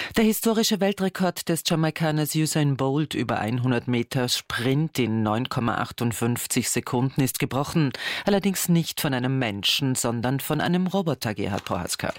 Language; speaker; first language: German; native; German